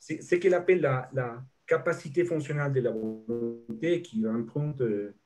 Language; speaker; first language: French; non-native, fluent; Spanish